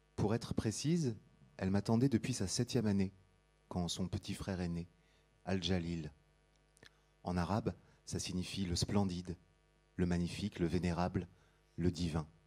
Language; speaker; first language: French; native; French